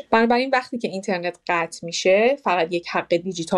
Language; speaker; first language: Persian; native; Persian